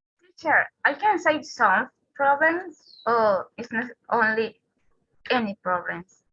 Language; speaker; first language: English; non-native, learner; Spanish